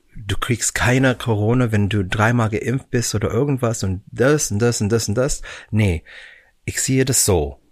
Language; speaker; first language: German; non-native, fluent; English